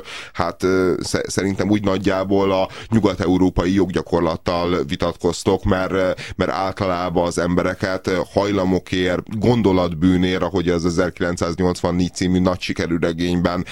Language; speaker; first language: Hungarian; native; Hungarian